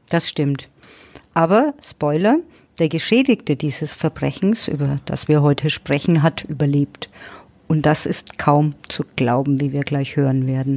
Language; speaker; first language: German; native; German